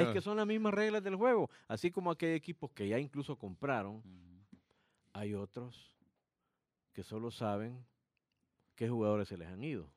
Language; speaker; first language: Spanish; native; Spanish